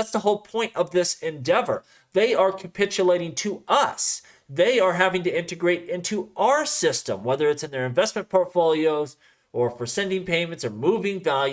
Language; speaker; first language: English; native; English